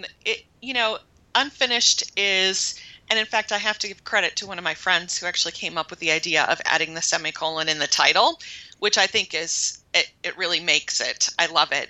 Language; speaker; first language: English; native; English